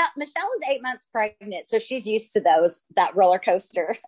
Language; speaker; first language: English; native; English